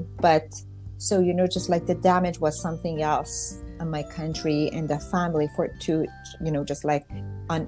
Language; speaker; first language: English; non-native, fluent; Persian